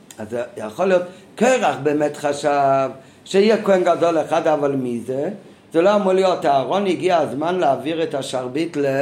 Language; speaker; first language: Hebrew; non-native, fluent; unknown